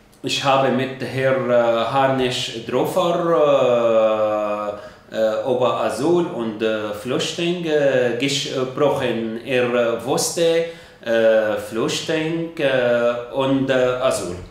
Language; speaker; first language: German; non-native, learner; Arabic